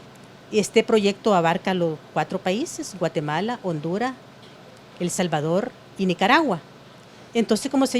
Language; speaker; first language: Spanish; native; Spanish